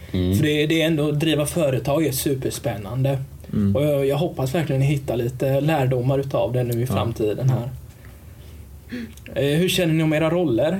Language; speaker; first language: Swedish; native; Swedish